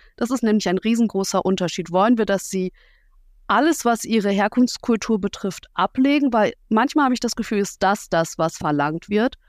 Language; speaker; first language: German; early bilingual, other home language; Russian